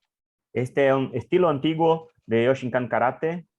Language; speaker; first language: Spanish; non-native, learner; English